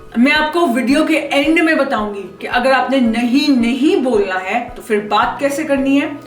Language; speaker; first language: Hindi; native; Hindi